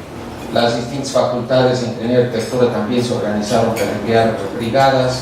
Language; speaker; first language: Spanish; native; Spanish